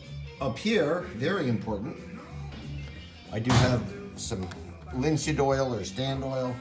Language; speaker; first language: English; native; English